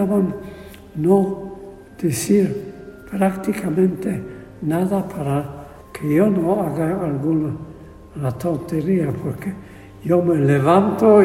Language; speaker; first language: Spanish; non-native, fluent; Polish